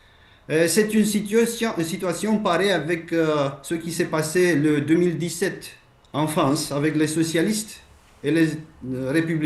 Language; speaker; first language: French; non-native, fluent; Romanian